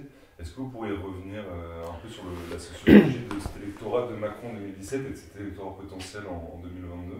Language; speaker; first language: French; native; French